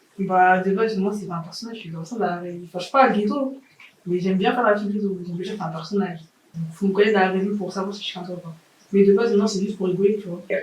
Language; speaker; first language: French; early bilingual, other home language; Haitian Creole